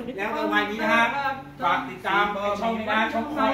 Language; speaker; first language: Thai; native; Thai